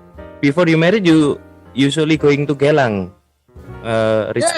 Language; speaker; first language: English; non-native, learner; Indonesian